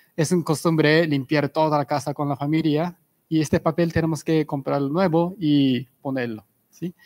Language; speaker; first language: Spanish; non-native, fluent; Japanese